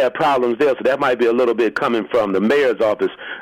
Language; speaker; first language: English; native; English